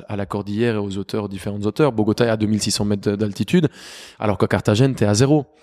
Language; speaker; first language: French; non-native, fluent; Spanish